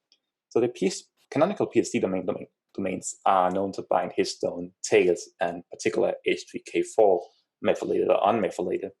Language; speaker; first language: English; non-native, fluent; Danish